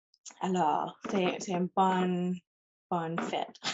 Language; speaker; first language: French; non-native, local second language; English